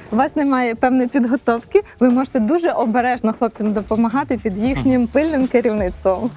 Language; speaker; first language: Ukrainian; native; Ukrainian